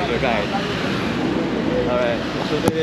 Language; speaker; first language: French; non-native, learner; Japanese